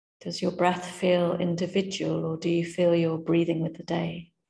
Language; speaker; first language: English; native; English